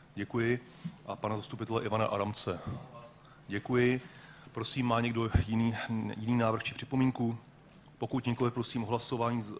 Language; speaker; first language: Czech; native; Czech